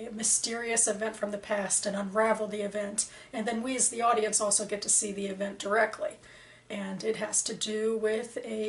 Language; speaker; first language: English; native; English